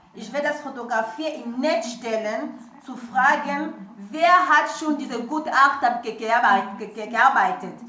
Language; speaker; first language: German; non-native, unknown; French